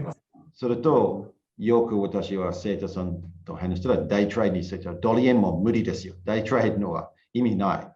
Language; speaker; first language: Japanese; non-native, learner; English